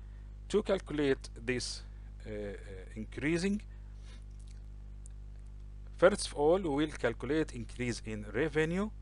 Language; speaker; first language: English; non-native, local second language; Arabic